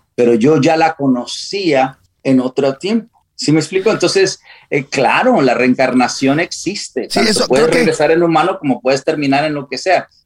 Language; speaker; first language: Spanish; native; Spanish